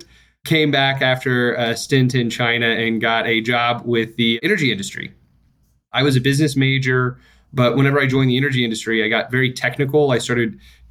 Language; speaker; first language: English; native; English